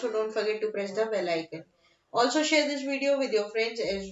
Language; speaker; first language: English; non-native, local second language; Hindi